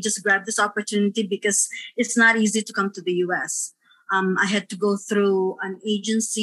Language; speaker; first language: English; non-native, local second language; Filipino